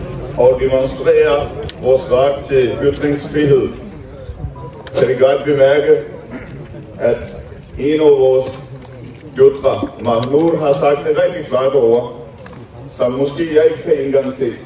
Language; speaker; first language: Danish; non-native, fluent; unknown